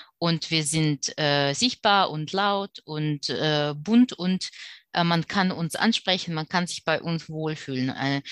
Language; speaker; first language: German; non-native, fluent; Russian